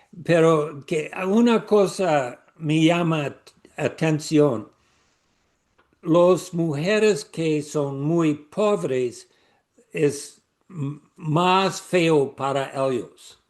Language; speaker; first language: Spanish; non-native, learner; English